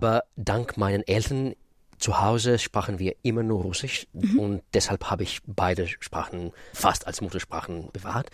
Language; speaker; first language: German; non-native, fluent; Russian